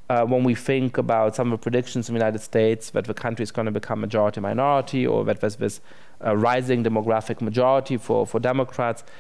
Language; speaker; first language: English; non-native, fluent; German